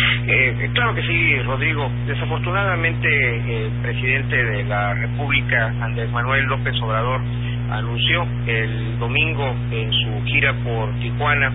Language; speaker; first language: Spanish; native; Spanish